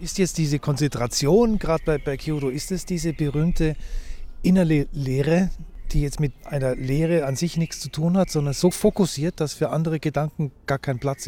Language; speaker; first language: German; native; German